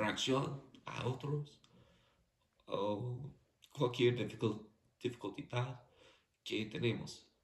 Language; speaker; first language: Spanish; non-native, fluent; English